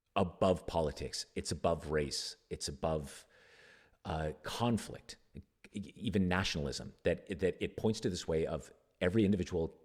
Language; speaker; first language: English; native; English